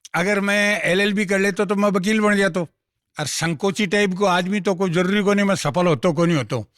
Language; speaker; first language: Hindi; non-native, local second language; Marwari